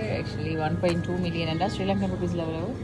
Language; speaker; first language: Tamil; native; Tamil